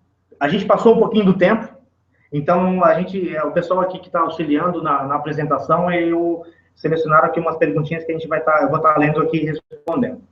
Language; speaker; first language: Portuguese; native; Portuguese